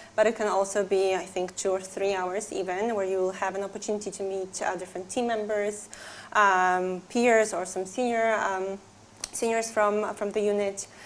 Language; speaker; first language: English; non-native, fluent; Polish